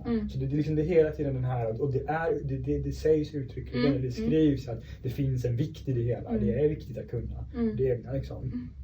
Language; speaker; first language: Swedish; early bilingual, other home language; Persian